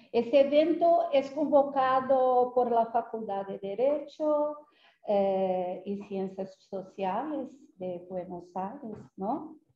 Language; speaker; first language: Spanish; non-native, fluent; Portuguese